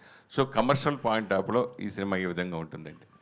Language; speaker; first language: Telugu; native; Telugu